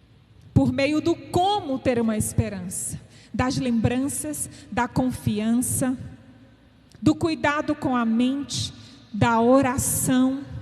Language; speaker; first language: Portuguese; native; Portuguese